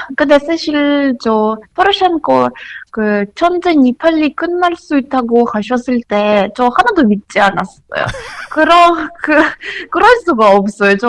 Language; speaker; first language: Korean; non-native, fluent; Ukrainian